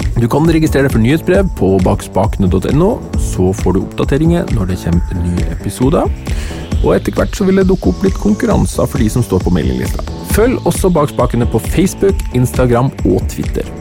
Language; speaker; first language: Norwegian; native; Norwegian